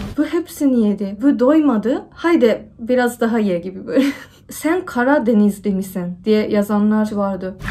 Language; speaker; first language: Turkish; non-native, fluent; Japanese